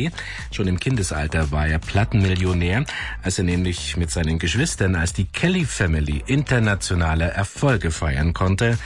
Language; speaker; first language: German; native; German